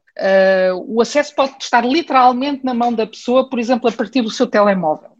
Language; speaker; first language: Portuguese; early bilingual, heritage; Portuguese